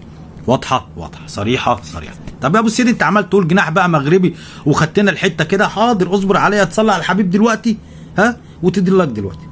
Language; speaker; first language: Arabic; native; Arabic